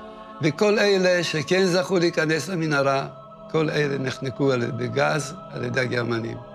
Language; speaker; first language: Hebrew; non-native, fluent; Yiddish